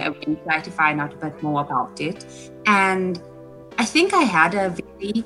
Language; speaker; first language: English; native; English